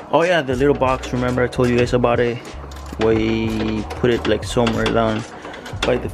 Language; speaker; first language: English; native; English